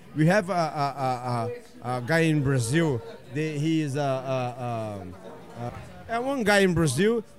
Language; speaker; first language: English; non-native, fluent; Portuguese